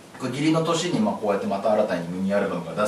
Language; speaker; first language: Japanese; native; Japanese